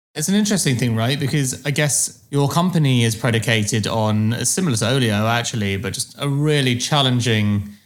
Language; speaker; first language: English; native; English